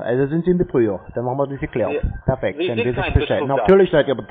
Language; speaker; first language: German; native; German